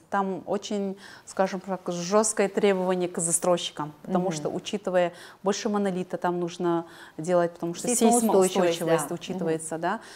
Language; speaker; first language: Russian; non-native, local second language; Kazakh